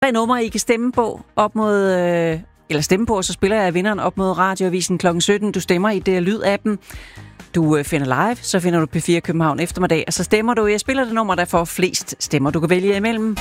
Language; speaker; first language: Danish; native; Danish